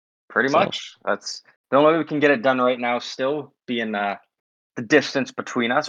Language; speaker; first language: English; native; English